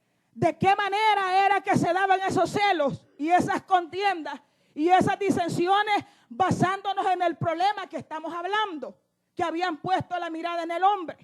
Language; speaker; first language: Spanish; native; Spanish